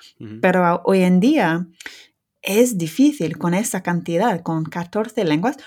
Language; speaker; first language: Spanish; non-native, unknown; English